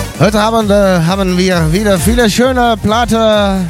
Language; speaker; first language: German; non-native, learner; Dutch